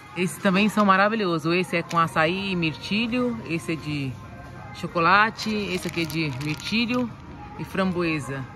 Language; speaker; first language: Portuguese; native; Portuguese